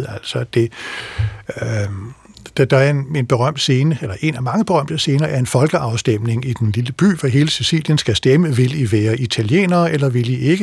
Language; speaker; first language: Danish; native; Danish